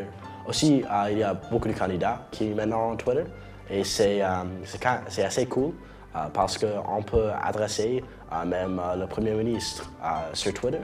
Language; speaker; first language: French; non-native, local second language; English